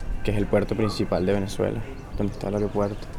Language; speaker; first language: Spanish; native; Spanish